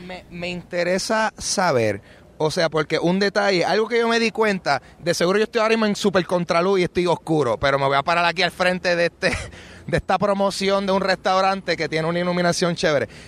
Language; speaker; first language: Spanish; native; Spanish